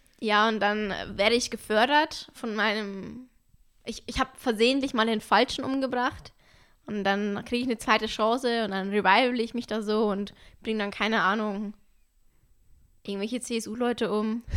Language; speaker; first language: German; native; German